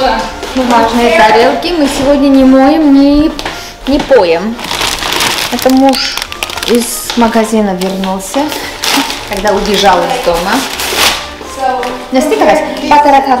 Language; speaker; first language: Russian; non-native, fluent; Armenian